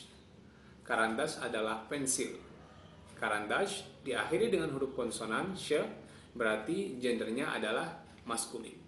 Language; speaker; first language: Indonesian; non-native, local second language; Javanese